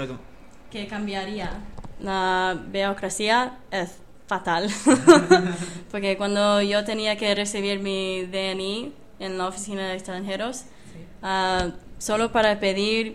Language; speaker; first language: Spanish; non-native, fluent; English